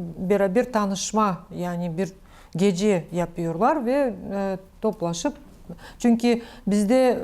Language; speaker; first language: Turkish; non-native, learner; Crimean Tatar